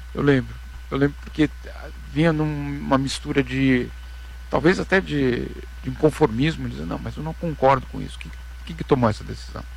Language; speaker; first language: Portuguese; native; Portuguese